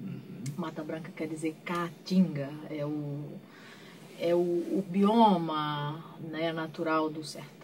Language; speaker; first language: Portuguese; native; Portuguese